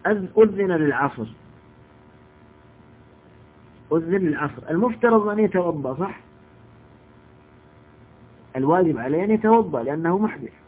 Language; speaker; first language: Arabic; native; Arabic